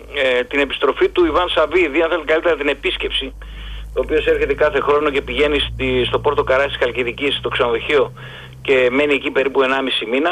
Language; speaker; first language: Greek; native; Greek